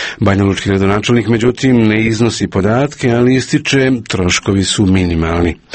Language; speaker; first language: Croatian; native; Croatian